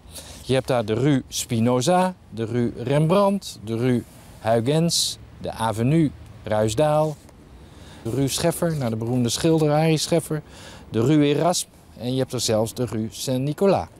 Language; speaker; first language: Dutch; native; Dutch